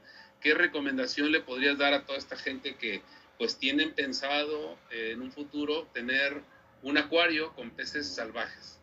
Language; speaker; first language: Spanish; native; Spanish